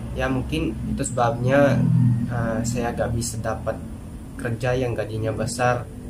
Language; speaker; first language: Indonesian; non-native, fluent; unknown